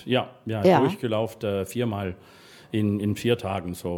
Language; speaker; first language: German; non-native, learner; English